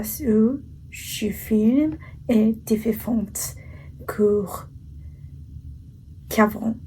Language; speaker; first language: French; non-native, learner; Japanese